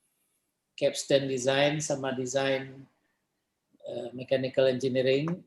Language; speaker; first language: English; non-native, fluent; Indonesian